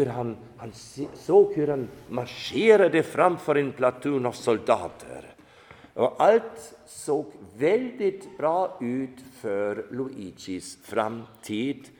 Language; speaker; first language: Swedish; non-native, fluent; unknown